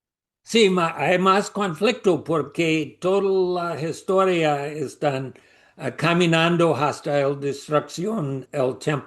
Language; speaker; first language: Spanish; non-native, learner; English